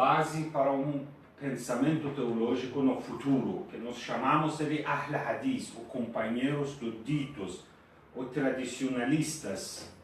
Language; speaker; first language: Portuguese; non-native, fluent; Persian